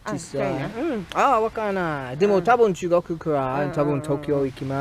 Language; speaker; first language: Japanese; non-native, learner; English